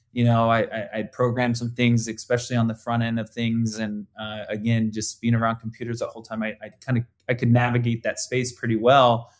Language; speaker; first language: English; native; English